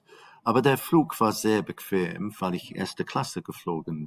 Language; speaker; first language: German; non-native, fluent; English